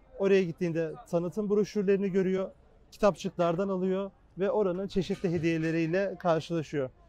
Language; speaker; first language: Turkish; native; Turkish